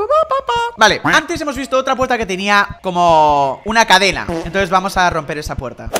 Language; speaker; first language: Spanish; native; Spanish